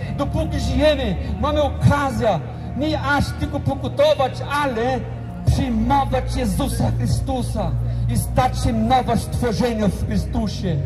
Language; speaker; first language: Polish; non-native, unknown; Portuguese